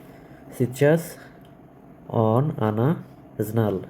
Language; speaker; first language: Russian; non-native, learner; Bangla